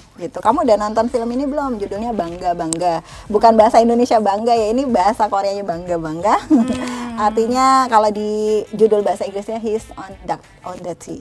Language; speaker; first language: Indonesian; native; Indonesian